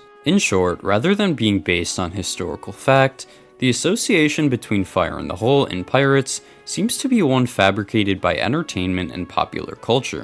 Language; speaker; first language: English; native; English